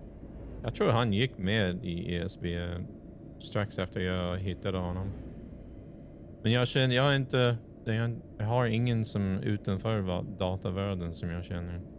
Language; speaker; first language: Swedish; non-native, fluent; English